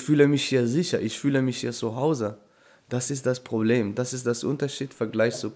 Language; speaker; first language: German; non-native, fluent; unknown